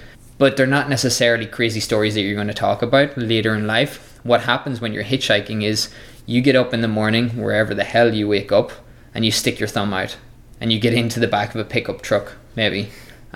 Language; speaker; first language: English; native; English